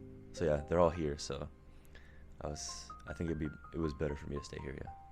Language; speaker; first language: English; early bilingual, other home language; Japanese